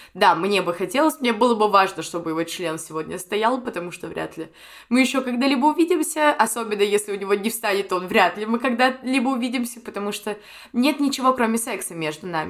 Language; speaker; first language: Russian; native; Russian